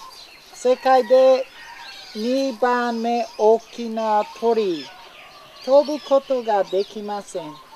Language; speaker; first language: Japanese; non-native, learner; English